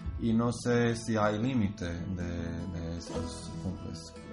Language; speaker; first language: Spanish; non-native, learner; Croatian